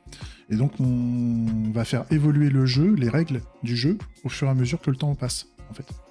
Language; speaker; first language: French; native; French